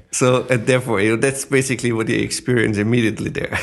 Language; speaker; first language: English; non-native, fluent; German